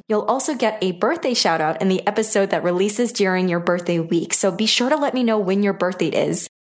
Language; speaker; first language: English; native; English